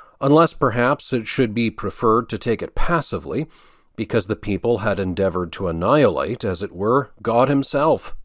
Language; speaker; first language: English; native; English